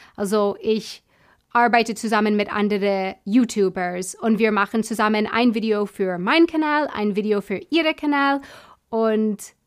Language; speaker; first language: German; non-native, fluent; English